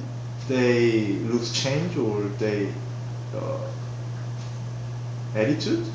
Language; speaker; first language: English; non-native, learner; Korean